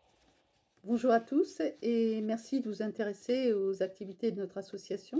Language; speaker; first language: French; native; French